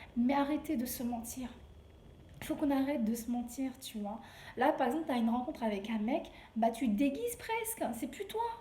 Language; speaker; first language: French; early bilingual, other home language; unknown